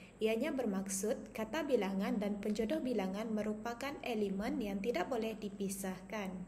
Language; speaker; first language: Malay; non-native, local second language; Iban